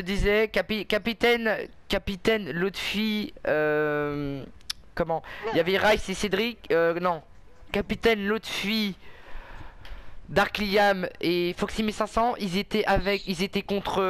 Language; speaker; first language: French; native; French